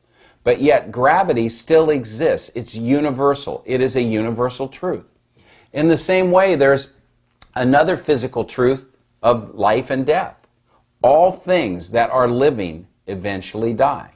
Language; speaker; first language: English; native; English